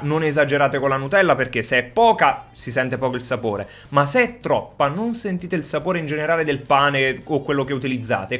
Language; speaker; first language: Italian; native; Italian